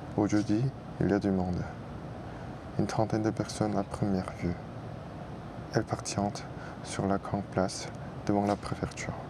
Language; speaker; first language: French; non-native, fluent; Korean